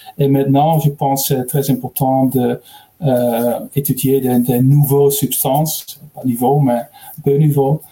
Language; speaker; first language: French; non-native, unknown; Dutch